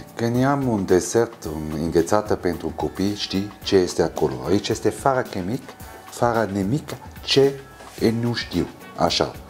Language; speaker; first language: Romanian; non-native, learner; German